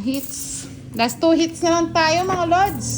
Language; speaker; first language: Filipino; native; Filipino